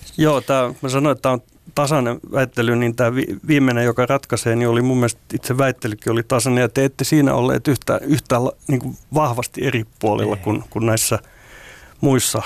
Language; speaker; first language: Finnish; non-native, local second language; Swedish